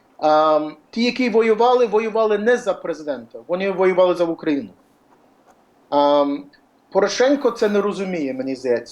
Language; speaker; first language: Ukrainian; early bilingual, heritage; Ukrainian